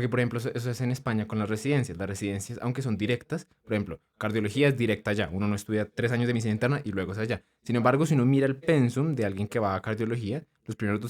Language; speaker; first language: Spanish; native; Spanish